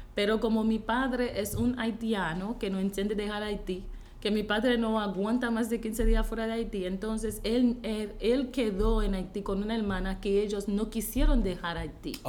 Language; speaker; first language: Spanish; non-native, fluent; Haitian Creole